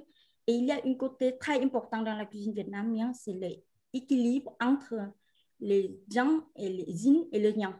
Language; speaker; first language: French; non-native, fluent; Vietnamese